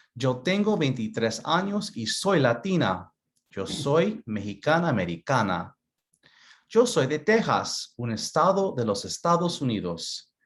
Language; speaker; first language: Spanish; early bilingual, other home language; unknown